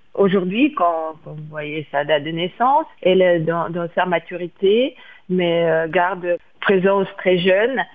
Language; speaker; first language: French; non-native, fluent; Lithuanian